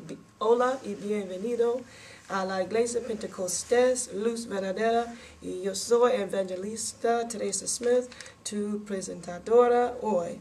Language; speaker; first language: Spanish; non-native, learner; English